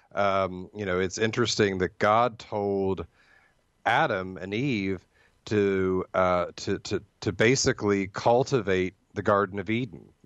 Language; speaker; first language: English; native; English